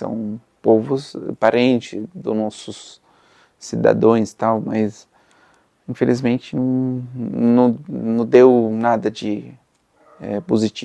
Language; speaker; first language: Portuguese; non-native, fluent; Arabic